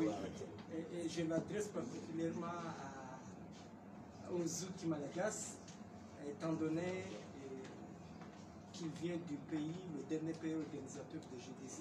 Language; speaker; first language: French; non-native, local second language; Comorian